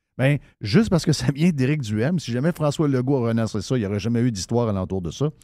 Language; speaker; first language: French; native; French